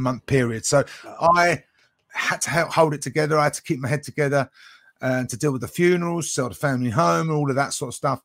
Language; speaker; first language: English; native; English